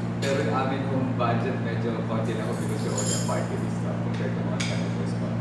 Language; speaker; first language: Filipino; non-native, local second language; Cebuano